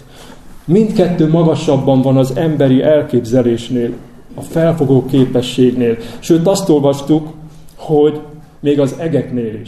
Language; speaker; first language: Hungarian; native; Hungarian